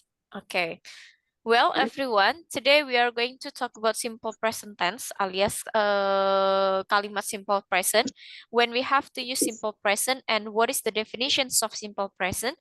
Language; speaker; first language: English; non-native, fluent; Indonesian